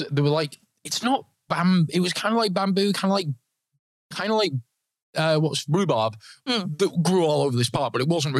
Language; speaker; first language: English; native; English